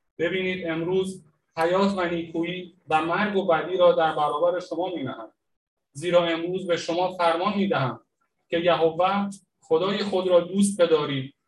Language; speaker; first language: Persian; native; Persian